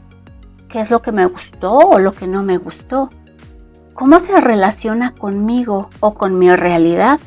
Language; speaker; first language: Spanish; native; Spanish